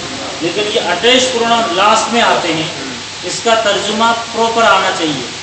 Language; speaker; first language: Hindi; native; Hindi